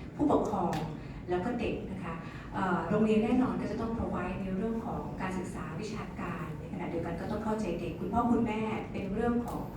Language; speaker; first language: Thai; native; Thai